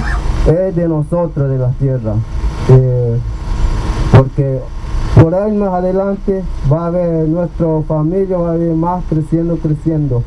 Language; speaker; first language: Spanish; non-native, local second language; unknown